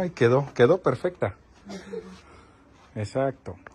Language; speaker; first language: Spanish; native; Spanish